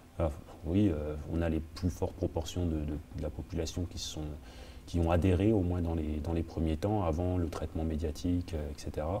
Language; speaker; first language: French; native; French